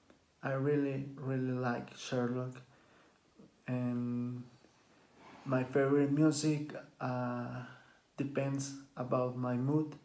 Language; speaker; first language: English; non-native, learner; Spanish